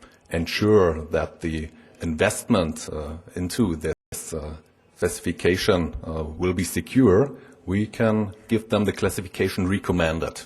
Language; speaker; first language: English; non-native, fluent; German